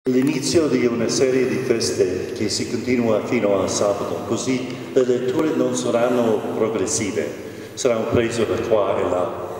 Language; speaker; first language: Italian; non-native, fluent; English